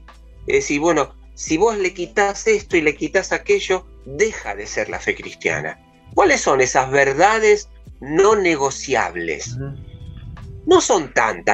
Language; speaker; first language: Spanish; native; Spanish